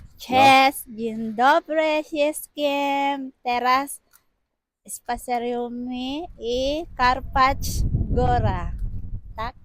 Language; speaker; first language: Polish; non-native, learner; Filipino